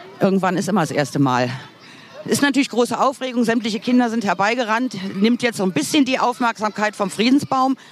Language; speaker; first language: German; native; German